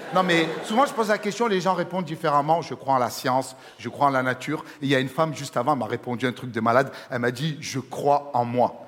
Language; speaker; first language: French; native; French